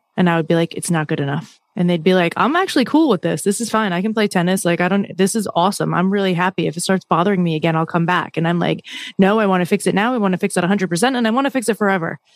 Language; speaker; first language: English; native; English